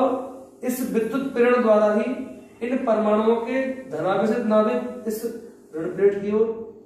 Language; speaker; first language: Hindi; native; Hindi